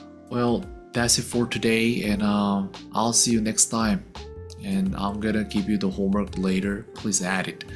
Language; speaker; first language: English; non-native, fluent; Korean